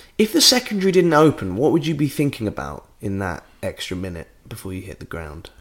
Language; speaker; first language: English; native; English